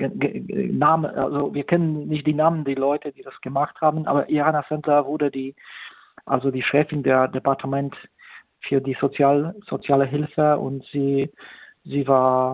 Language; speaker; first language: German; non-native, fluent; Polish